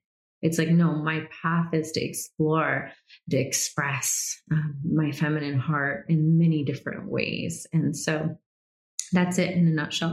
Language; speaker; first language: English; native; English